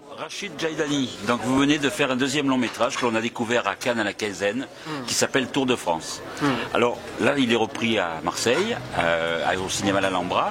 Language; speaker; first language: French; native; French